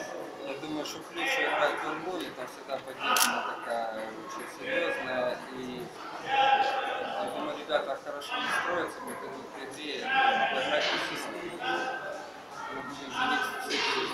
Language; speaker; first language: Russian; native; Russian